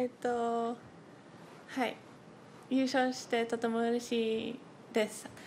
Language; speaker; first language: Japanese; early bilingual, heritage; Japanese